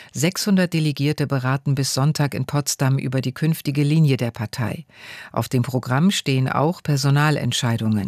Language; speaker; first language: German; native; German